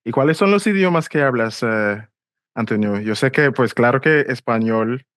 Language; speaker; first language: Spanish; non-native, fluent; English